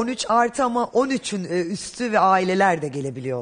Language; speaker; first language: Turkish; native; Turkish